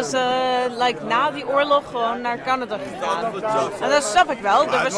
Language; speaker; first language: Dutch; non-native, fluent; English